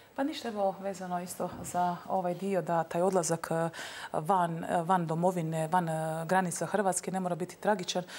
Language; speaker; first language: Croatian; native; Croatian